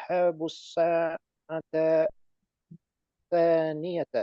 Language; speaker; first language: Arabic; non-native, learner; Indonesian